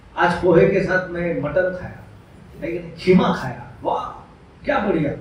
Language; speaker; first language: Hindi; non-native, local second language; Marathi